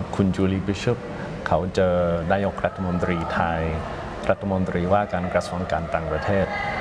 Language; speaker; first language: Thai; non-native, fluent; English